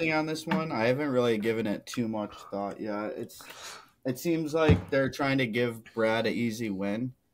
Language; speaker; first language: English; native; English